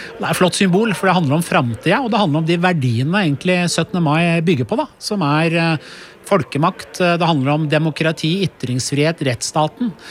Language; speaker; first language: Norwegian; early bilingual, other home language; Persian